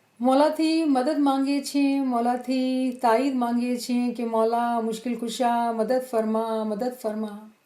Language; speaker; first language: Gujarati; early bilingual, heritage; Gujarati